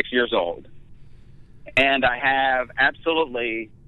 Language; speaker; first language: English; native; English